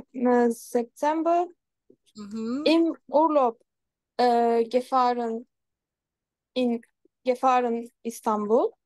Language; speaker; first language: German; non-native, learner; Turkish